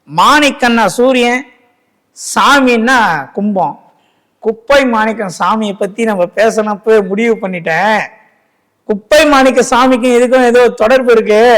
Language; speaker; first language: Tamil; native; Tamil